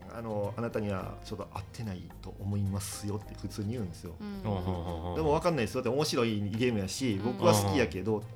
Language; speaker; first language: Japanese; native; Japanese